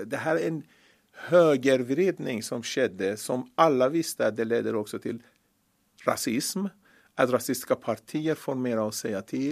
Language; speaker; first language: Swedish; non-native, fluent; Persian